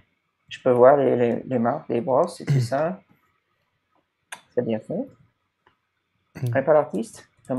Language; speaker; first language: French; non-native, fluent; English